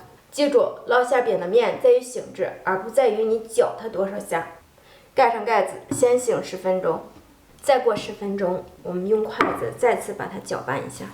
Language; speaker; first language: Chinese; native; Chinese